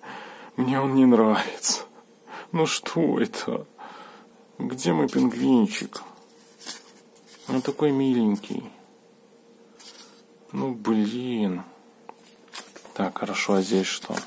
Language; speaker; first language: Russian; native; Russian